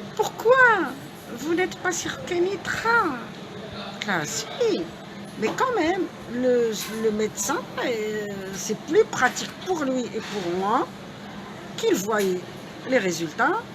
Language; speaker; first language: French; non-native, local second language; Arabic